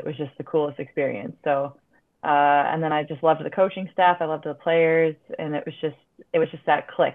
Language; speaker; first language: English; native; English